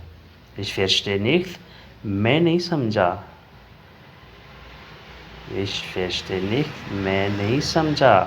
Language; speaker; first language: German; non-native, learner; Urdu